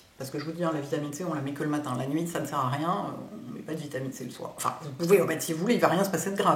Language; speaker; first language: French; native; French